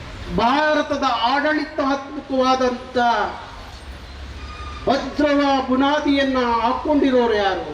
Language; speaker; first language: Kannada; native; Kannada